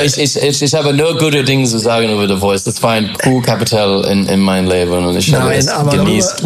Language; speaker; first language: German; non-native, learner; English